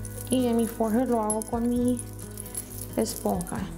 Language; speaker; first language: Spanish; early bilingual, heritage; Spanish